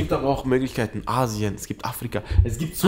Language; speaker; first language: German; early bilingual, other home language; Persian